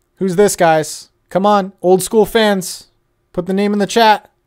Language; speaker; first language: English; native; English